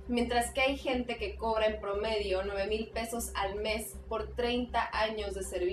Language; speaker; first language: Spanish; native; Spanish